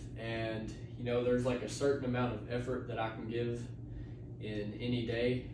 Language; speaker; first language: English; native; English